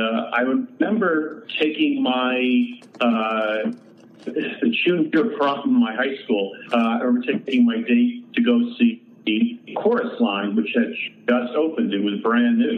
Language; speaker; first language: English; native; English